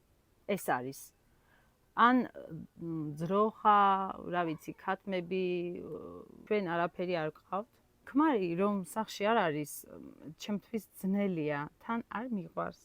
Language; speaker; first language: Georgian; non-native, local second language; Armenian